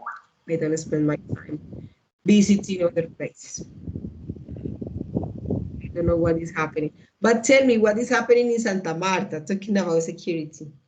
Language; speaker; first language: English; non-native, learner; Spanish